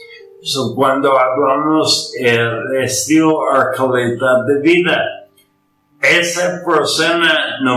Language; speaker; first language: Spanish; non-native, learner; English